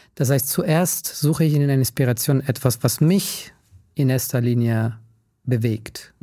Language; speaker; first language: German; non-native, fluent; Italian